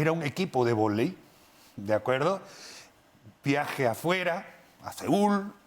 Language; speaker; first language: Spanish; native; Spanish